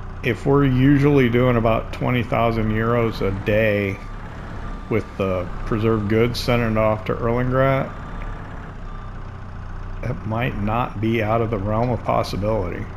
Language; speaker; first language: English; native; English